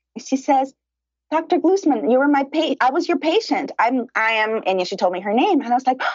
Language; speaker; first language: English; early bilingual, other home language; Spanish